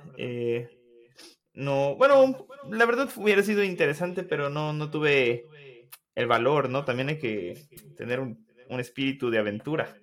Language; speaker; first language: Spanish; native; Spanish